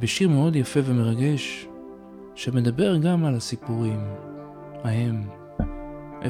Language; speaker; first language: Hebrew; native; Hebrew